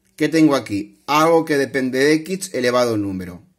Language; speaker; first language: Spanish; non-native, local second language; Catalan